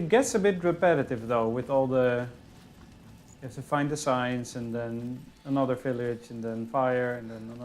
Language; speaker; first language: English; non-native, fluent; Dutch